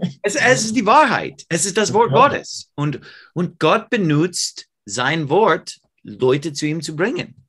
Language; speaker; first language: German; non-native, fluent; English